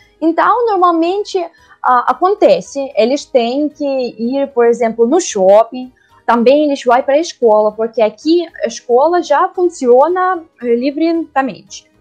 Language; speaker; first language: Portuguese; non-native, learner; Russian